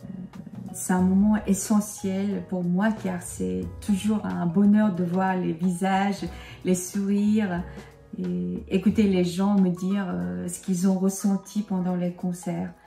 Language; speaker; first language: French; non-native, fluent; Korean